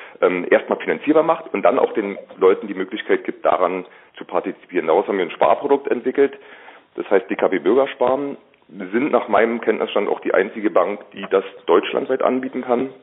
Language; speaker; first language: German; native; German